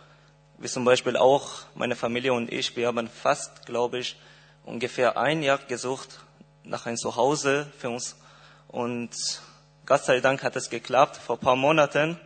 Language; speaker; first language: German; non-native, fluent; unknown